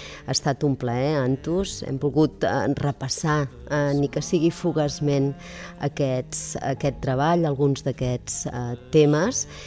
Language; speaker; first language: Catalan; native; Catalan